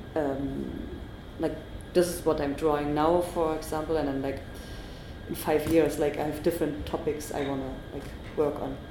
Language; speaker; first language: English; non-native, fluent; German